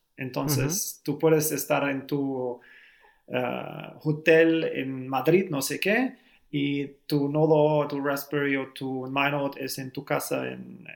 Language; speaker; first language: Spanish; non-native, learner; German